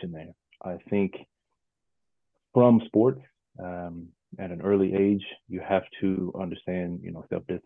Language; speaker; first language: English; native; English